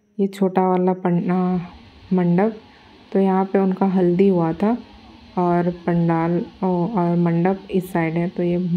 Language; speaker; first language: Hindi; non-native, local second language; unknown